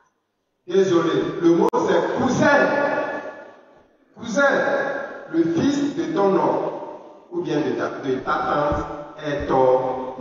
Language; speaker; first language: French; non-native, fluent; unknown